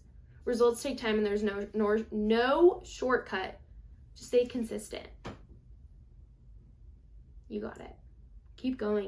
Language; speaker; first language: English; native; English